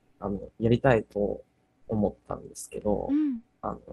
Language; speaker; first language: Japanese; early bilingual, heritage; English